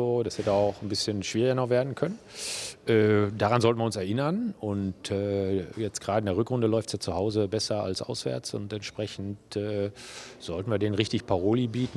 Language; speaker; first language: German; native; German